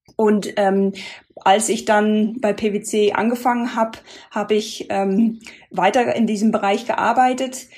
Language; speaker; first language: German; non-native, fluent; Dutch